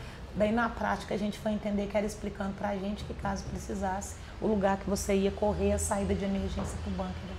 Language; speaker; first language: Portuguese; native; Portuguese